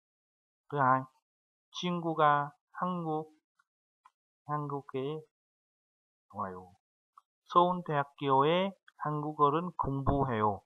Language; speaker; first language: Korean; non-native, fluent; Vietnamese